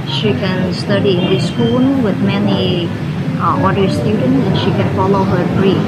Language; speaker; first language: English; non-native, fluent; Vietnamese